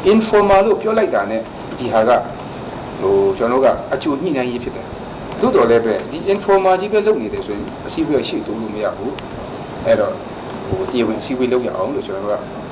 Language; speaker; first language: Burmese; non-native, local second language; Kachin